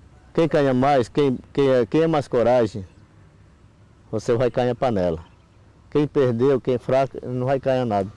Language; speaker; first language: Portuguese; non-native, local second language; Yanomámi